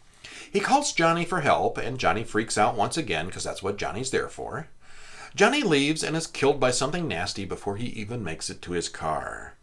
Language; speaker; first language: English; native; English